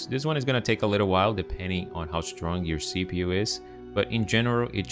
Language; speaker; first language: English; non-native, fluent; Portuguese